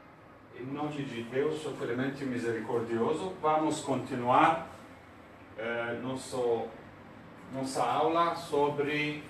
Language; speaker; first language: Portuguese; non-native, learner; Persian